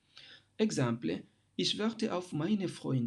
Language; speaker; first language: German; non-native, fluent; French